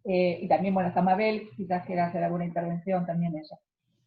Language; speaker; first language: Spanish; native; Spanish